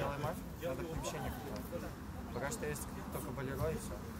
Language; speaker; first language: Russian; native; Russian